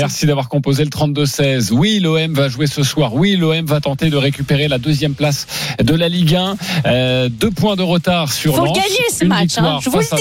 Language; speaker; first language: French; native; French